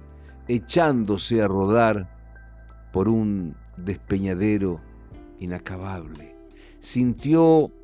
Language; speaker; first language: Spanish; native; Spanish